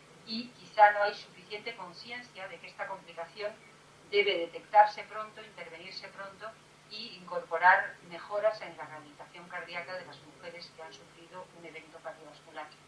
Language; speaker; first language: Spanish; native; Spanish